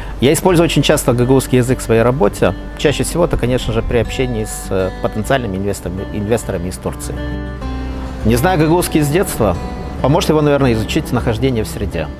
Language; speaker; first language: Russian; non-native, local second language; Gagauz